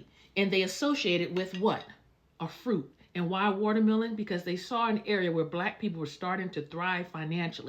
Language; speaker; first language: English; native; English